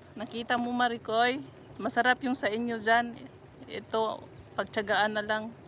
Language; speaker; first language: Filipino; non-native, local second language; Cebuano